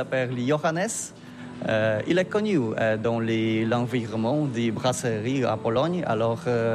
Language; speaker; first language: French; non-native, learner; Polish